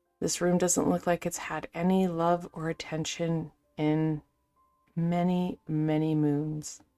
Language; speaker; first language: English; native; English